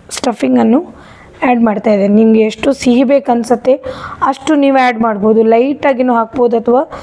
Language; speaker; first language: Kannada; non-native, local second language; Konkani